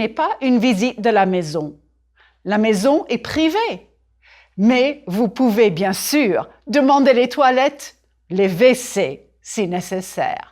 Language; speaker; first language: French; native; French